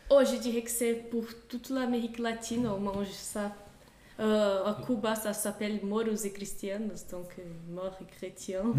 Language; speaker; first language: French; non-native, fluent; Portuguese